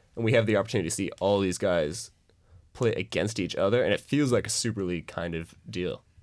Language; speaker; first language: English; native; English